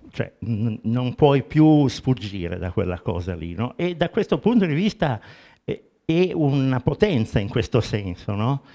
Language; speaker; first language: Italian; native; Italian